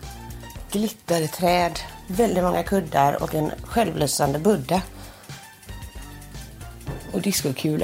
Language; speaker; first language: Swedish; non-native, fluent; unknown